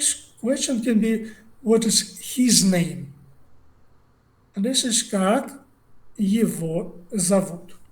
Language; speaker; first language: English; non-native, learner; Russian